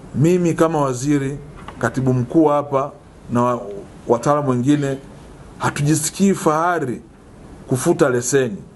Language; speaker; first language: Swahili; native; Swahili